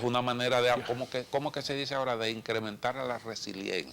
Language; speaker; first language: Spanish; native; Spanish